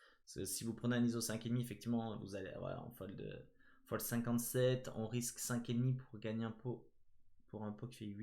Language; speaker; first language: French; native; French